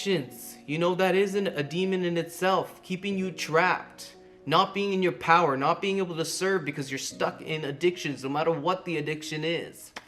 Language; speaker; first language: English; native; English